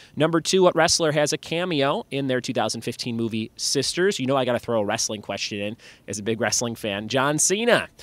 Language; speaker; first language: English; native; English